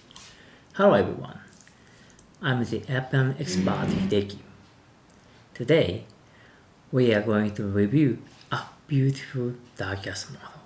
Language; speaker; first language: English; non-native, learner; Japanese